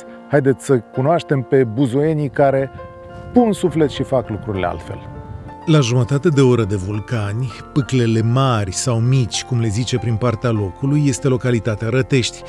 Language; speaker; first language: Romanian; native; Romanian